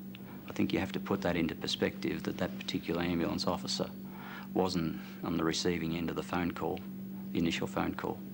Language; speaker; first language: English; native; English